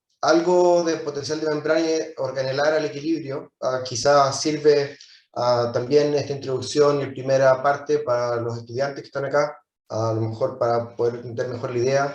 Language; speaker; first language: Spanish; native; Spanish